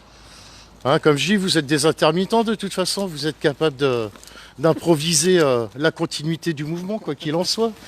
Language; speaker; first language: French; native; French